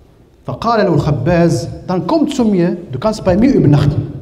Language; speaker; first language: German; non-native, learner; Arabic